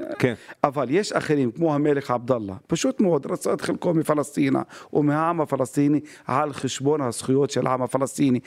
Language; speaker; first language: Hebrew; non-native, local second language; Arabic